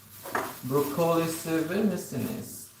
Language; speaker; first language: Turkish; non-native, learner; Filipino